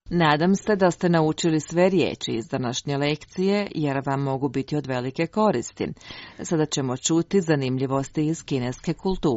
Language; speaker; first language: Croatian; native; Croatian